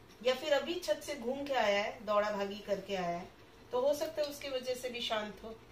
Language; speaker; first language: Hindi; non-native, local second language; Bangla